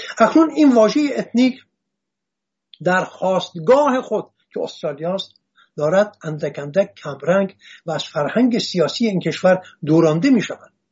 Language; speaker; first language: Persian; non-native, local second language; Assyrian Neo-Aramaic